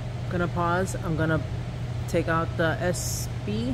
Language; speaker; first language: English; native; English